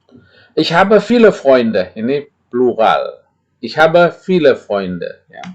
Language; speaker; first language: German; non-native, fluent; Indonesian